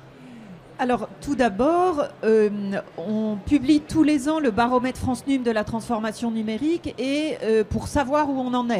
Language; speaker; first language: French; native; French